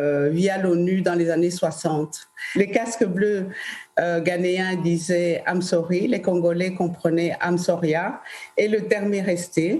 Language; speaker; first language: French; early bilingual, other home language; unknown